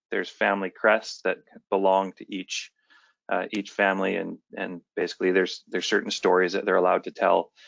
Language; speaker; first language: English; native; English